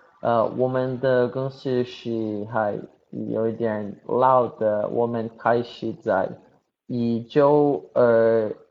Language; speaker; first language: Chinese; non-native, learner; Portuguese